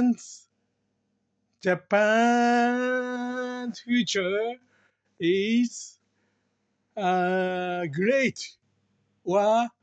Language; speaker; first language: English; non-native, learner; Japanese